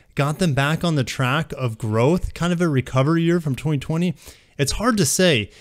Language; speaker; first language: English; native; English